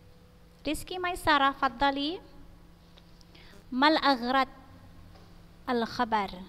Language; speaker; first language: Arabic; non-native, fluent; Indonesian